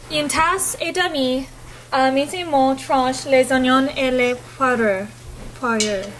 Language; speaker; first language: French; non-native, learner; English